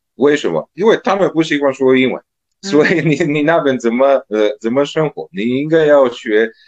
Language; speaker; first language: Chinese; non-native, learner; Serbian